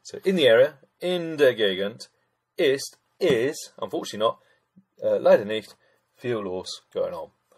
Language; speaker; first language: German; non-native, fluent; English